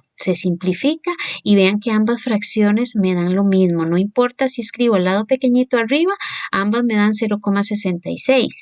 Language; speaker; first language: Spanish; native; Spanish